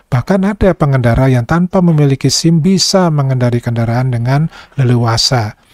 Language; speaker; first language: Indonesian; native; Indonesian